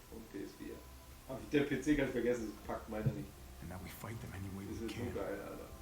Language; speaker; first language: German; native; German